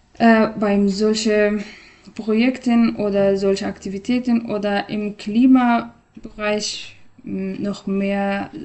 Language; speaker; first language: German; non-native, fluent; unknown